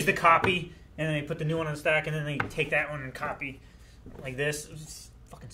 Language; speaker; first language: English; native; English